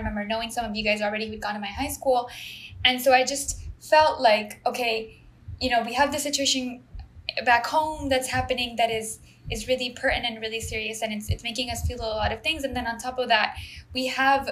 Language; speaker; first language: English; non-native, fluent; Spanish